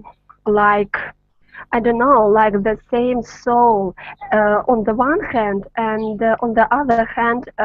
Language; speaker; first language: English; non-native, learner; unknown